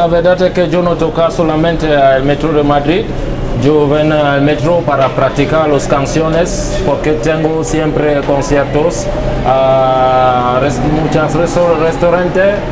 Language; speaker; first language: Spanish; non-native, fluent; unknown